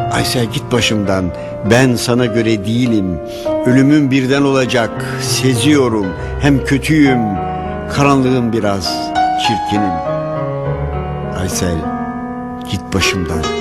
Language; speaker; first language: Turkish; native; Turkish